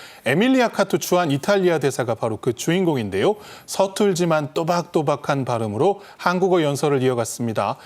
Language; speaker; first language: Korean; native; Korean